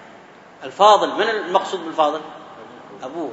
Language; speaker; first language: Arabic; native; Arabic